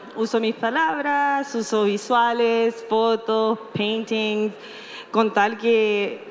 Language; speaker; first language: Spanish; native; Spanish